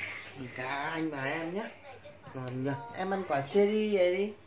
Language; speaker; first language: Vietnamese; native; Vietnamese